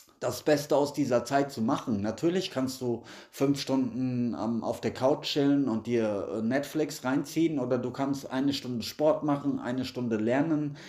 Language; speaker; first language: German; native; German